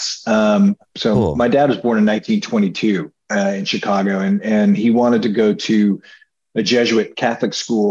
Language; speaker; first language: English; native; English